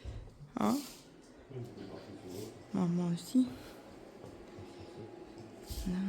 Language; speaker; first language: French; non-native, fluent; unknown